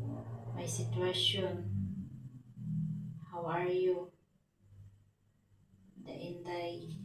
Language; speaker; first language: English; non-native, local second language; Filipino